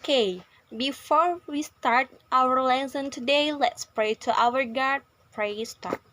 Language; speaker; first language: English; non-native, learner; Indonesian